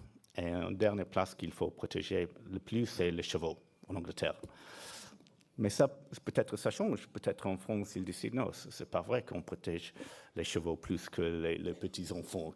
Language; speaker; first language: French; non-native, fluent; English